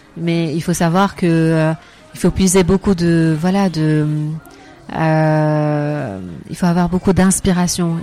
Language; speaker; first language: French; non-native, fluent; Arabic